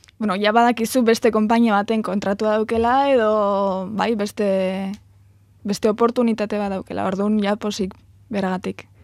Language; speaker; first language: Basque; native; Basque